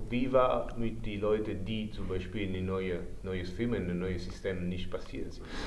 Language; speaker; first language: German; non-native, learner; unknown